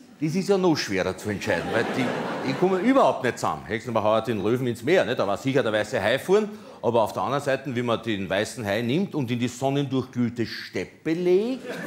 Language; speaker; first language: German; non-native, local second language; Croatian